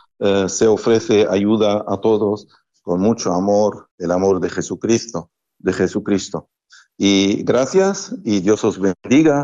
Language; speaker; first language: Spanish; non-native, fluent; Arabic